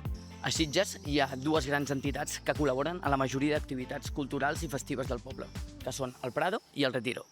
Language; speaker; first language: Catalan; native; Catalan